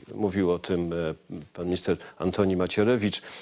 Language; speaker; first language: Polish; native; Polish